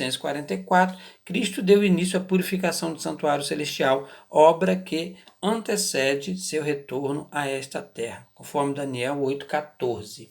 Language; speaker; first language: Portuguese; native; Portuguese